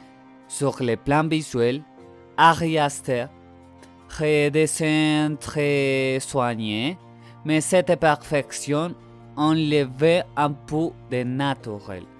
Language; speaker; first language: French; non-native, learner; Spanish